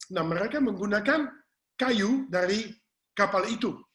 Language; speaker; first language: Indonesian; non-native, fluent; English